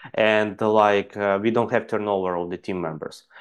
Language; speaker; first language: English; non-native, fluent; Ukrainian